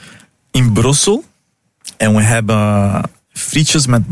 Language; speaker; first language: Dutch; non-native, fluent; Portuguese